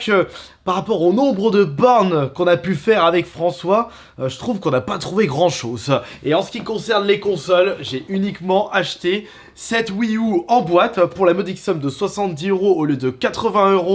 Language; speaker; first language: French; native; French